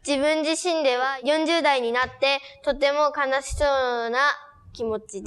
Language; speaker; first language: Japanese; early bilingual, other home language; Korean